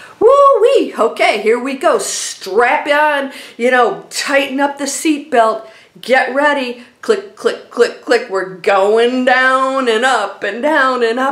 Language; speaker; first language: English; native; English